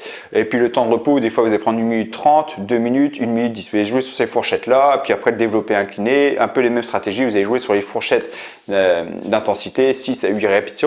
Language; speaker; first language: French; native; French